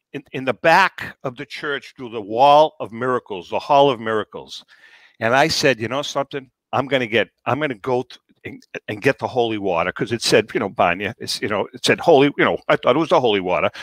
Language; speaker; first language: English; native; English